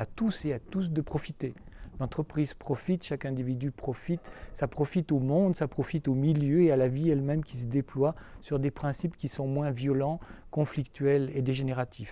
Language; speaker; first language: French; native; French